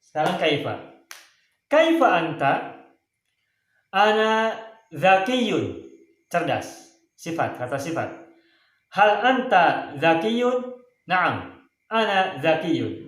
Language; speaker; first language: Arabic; non-native, fluent; Indonesian